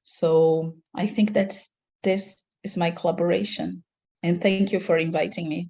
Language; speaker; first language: English; non-native, fluent; Portuguese